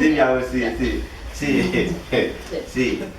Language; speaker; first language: Spanish; non-native, learner; Haitian Creole